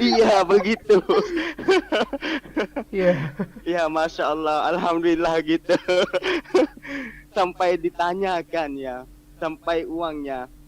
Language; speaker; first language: Indonesian; non-native, learner; Malay